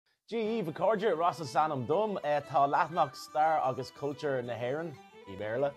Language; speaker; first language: Irish; non-native, local second language; English